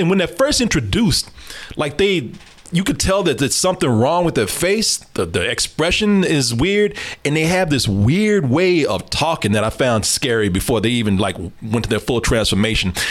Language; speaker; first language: English; native; English